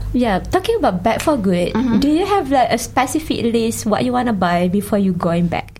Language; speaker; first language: English; non-native, local second language; Malay